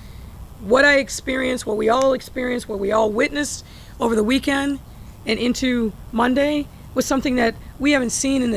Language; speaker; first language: English; native; English